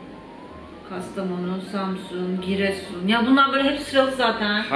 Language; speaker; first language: Turkish; native; Turkish